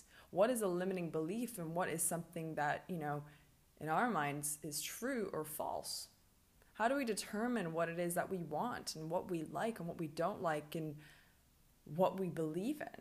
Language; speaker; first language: English; native; English